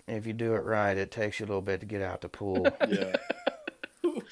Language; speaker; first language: English; native; English